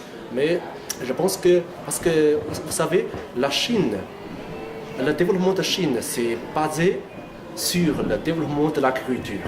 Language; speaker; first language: French; non-native, fluent; Chinese